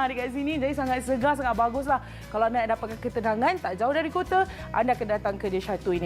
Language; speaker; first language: Malay; native; Malay